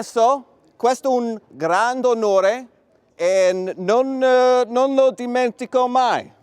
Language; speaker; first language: Italian; non-native, fluent; English